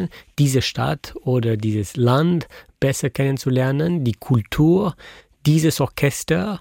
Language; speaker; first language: German; non-native, fluent; French